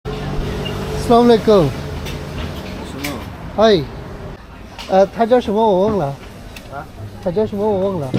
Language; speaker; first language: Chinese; non-native, learner; Urdu